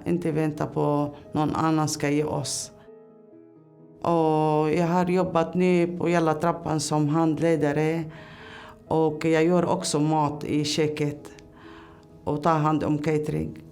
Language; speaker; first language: Swedish; non-native, fluent; Arabic